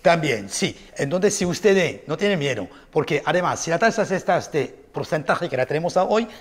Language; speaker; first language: Spanish; non-native, learner; French